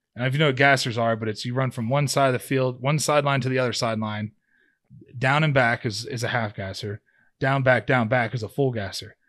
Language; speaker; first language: English; native; English